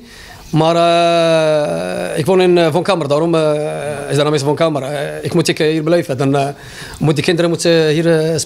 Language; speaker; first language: Dutch; non-native, learner; Arabic